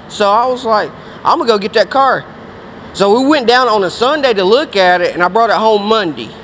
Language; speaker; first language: English; native; English